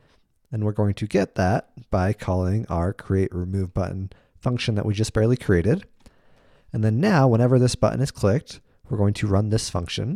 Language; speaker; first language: English; native; English